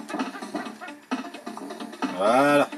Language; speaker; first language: French; native; French